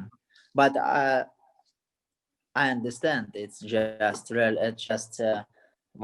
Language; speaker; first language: English; non-native, learner; Russian